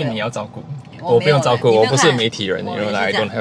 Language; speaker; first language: Chinese; early bilingual, other home language; English